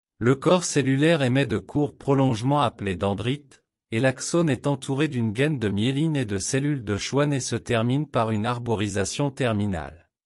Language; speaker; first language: French; non-native, local second language; Wolof